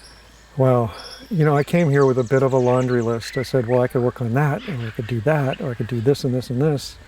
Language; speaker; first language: English; native; English